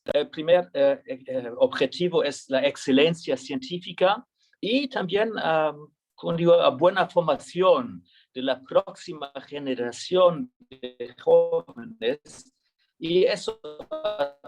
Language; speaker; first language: Spanish; non-native, fluent; German